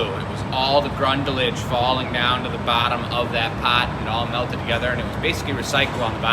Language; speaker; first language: English; native; English